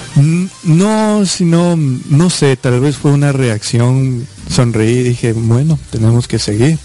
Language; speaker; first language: Spanish; native; Spanish